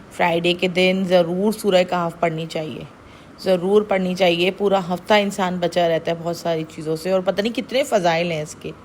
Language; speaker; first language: Urdu; native; Urdu